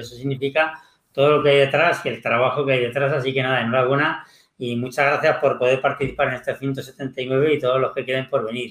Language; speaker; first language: Spanish; native; Spanish